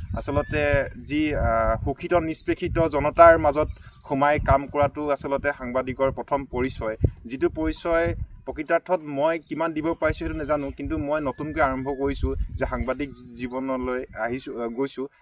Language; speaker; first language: Assamese; native; Assamese